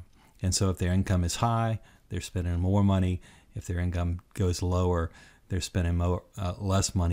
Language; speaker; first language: English; native; English